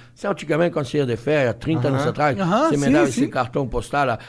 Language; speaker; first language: Portuguese; non-native, fluent; French